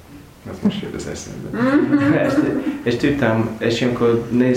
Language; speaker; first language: Hungarian; non-native, fluent; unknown